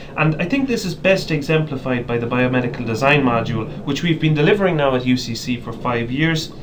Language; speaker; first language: English; native; English